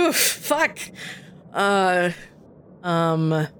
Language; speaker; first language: English; native; English